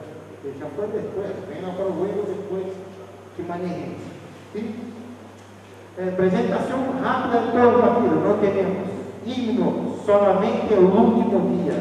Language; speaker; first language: Spanish; non-native, fluent; Portuguese